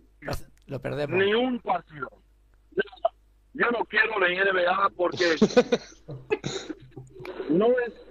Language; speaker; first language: Spanish; non-native, learner; English